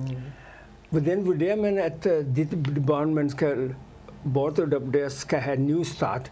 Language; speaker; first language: Danish; non-native, fluent; Urdu